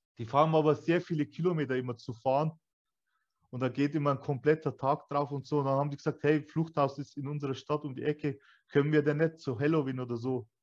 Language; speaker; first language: German; early bilingual, other home language; Turkish